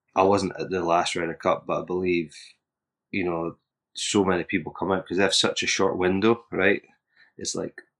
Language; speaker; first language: English; native; English